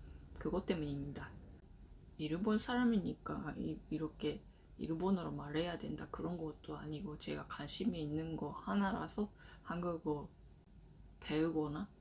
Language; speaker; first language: Korean; non-native, learner; Japanese